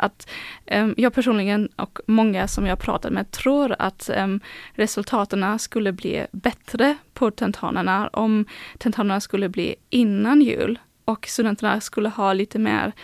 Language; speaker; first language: Swedish; non-native, fluent; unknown